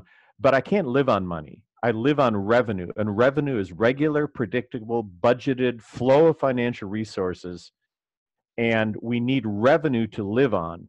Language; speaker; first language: English; native; English